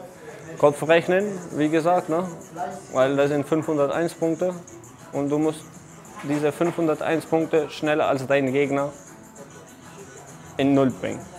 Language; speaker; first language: German; non-native, learner; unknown